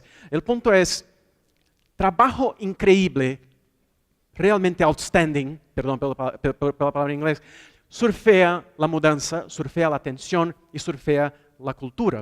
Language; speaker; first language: Spanish; non-native, fluent; Portuguese